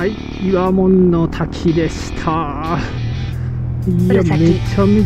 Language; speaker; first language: Japanese; native; Japanese